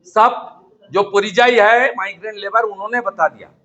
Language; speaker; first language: Hindi; non-native, local second language; Bangla